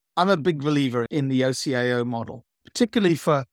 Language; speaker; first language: English; native; English